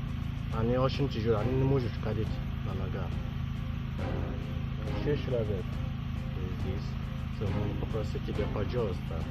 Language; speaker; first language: Russian; non-native, learner; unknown